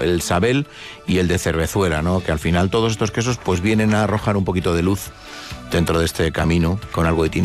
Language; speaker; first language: Spanish; native; Spanish